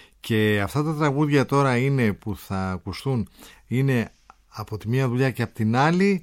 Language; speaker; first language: Greek; native; Greek